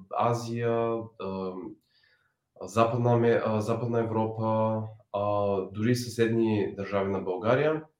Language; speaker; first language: Bulgarian; native; Bulgarian